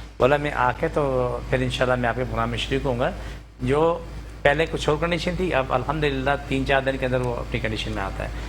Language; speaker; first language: Urdu; non-native, local second language; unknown